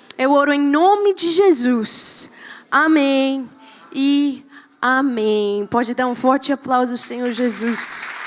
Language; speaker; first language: Portuguese; non-native, fluent; Spanish